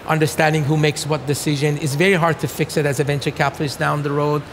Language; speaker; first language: English; non-native, fluent; Persian